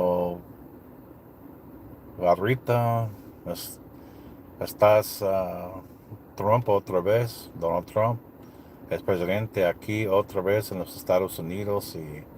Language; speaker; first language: Spanish; non-native, learner; English